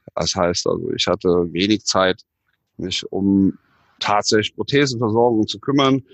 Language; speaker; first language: German; native; German